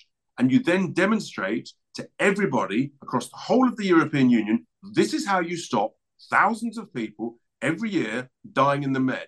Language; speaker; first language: English; native; English